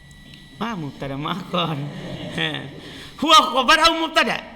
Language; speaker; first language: Arabic; non-native, fluent; Indonesian